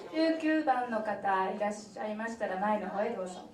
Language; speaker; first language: Japanese; native; Japanese